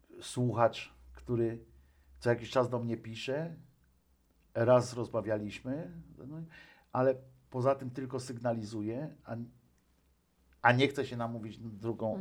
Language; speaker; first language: Polish; native; Polish